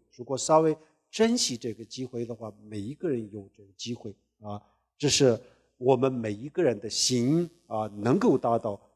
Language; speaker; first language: Chinese; non-native, local second language; Tibetan